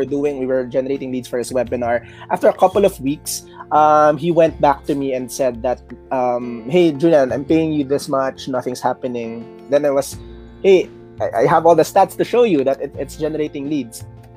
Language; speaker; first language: English; non-native, local second language; Filipino